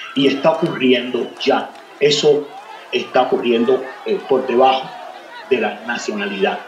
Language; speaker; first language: Spanish; native; Spanish